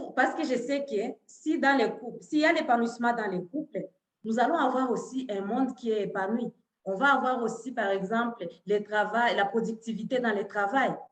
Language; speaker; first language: French; non-native, local second language; Swahili